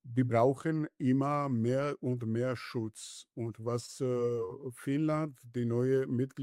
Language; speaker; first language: German; non-native, learner; Georgian